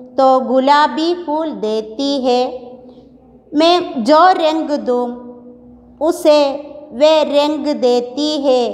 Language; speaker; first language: Hindi; non-native, local second language; Malayalam